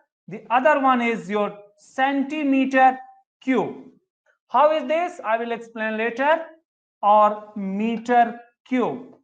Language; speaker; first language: English; non-native, local second language; Hindi